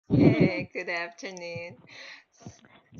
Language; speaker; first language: English; non-native, learner; Korean